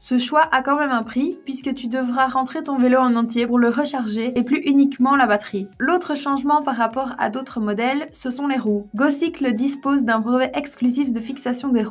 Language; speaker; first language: French; native; French